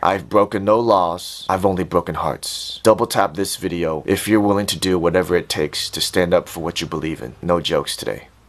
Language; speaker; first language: English; early bilingual, other home language; Chinese